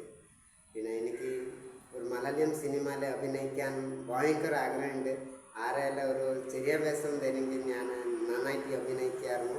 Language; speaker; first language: Malayalam; early bilingual, other home language; Odia